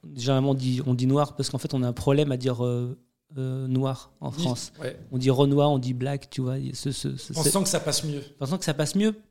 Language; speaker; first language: French; native; French